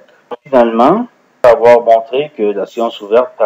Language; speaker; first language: French; non-native, fluent; English